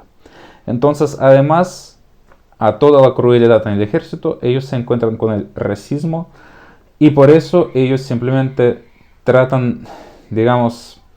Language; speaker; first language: Spanish; non-native, fluent; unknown